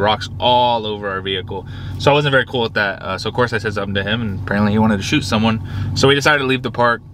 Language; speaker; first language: English; native; English